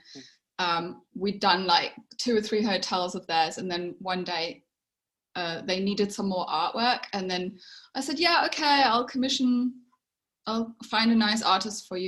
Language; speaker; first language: English; native; English